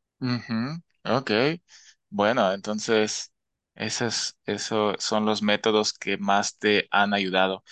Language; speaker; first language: Spanish; native; Spanish